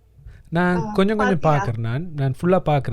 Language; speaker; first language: Tamil; early bilingual, heritage; Tamil